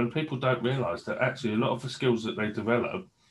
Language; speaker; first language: English; native; English